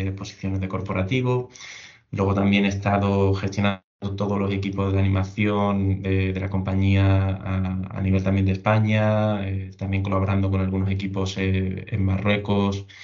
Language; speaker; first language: Spanish; native; Spanish